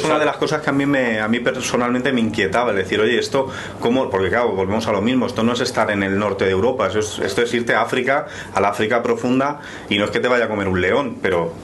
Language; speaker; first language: Spanish; native; Spanish